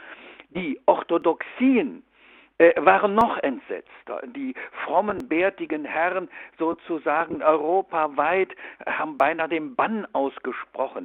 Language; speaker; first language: German; native; German